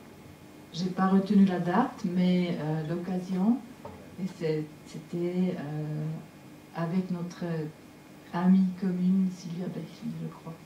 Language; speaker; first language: French; non-native, local second language; German